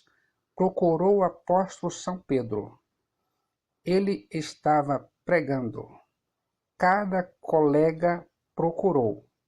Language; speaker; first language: Portuguese; native; Portuguese